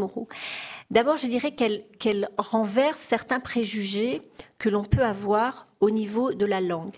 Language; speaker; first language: French; native; French